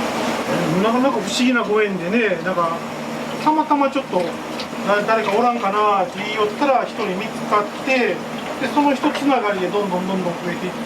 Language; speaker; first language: Japanese; native; Japanese